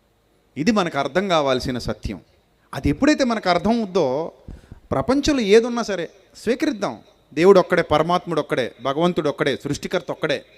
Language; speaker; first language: Telugu; native; Telugu